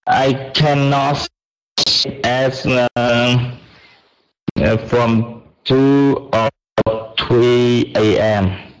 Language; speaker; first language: English; non-native, learner; Vietnamese